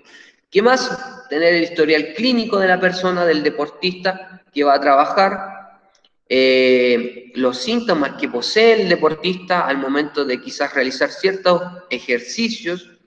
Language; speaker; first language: Spanish; native; Spanish